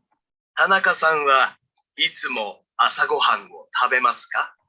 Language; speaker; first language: Japanese; non-native, learner; French